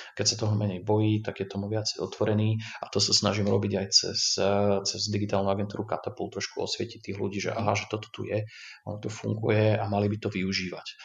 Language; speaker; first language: Slovak; native; Slovak